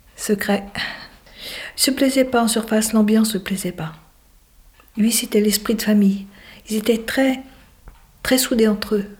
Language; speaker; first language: French; native; French